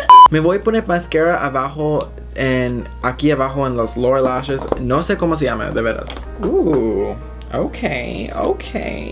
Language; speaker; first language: Spanish; early bilingual, heritage; Spanish